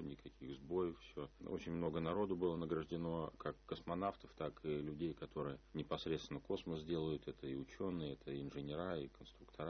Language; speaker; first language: Russian; native; Russian